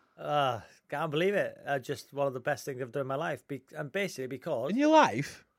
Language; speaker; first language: English; native; English